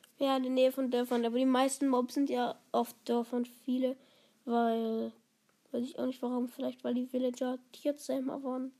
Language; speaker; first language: German; native; German